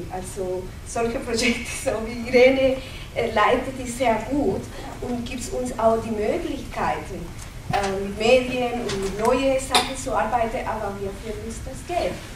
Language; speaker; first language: German; non-native, fluent; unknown